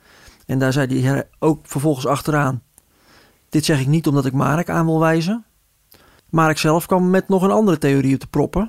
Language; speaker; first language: Dutch; native; Dutch